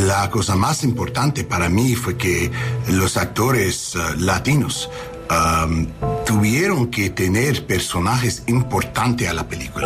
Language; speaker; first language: Spanish; non-native, learner; English